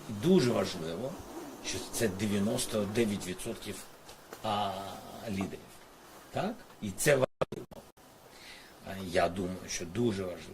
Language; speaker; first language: Ukrainian; non-native, local second language; Russian